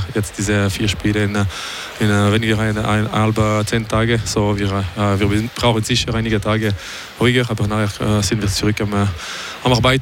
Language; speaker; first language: German; non-native, local second language; French